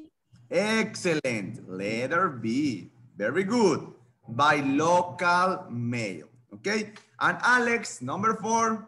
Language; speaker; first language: English; non-native, fluent; Spanish